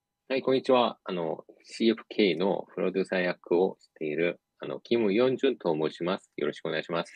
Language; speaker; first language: Japanese; non-native, fluent; Korean